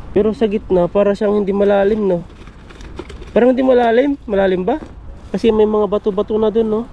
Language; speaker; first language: Filipino; native; Filipino